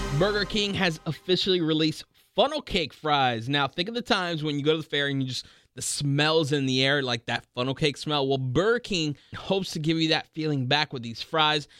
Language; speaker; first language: English; native; English